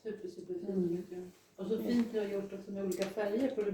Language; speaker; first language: Swedish; native; Swedish